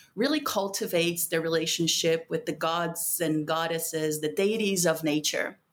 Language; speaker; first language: English; non-native, fluent; Portuguese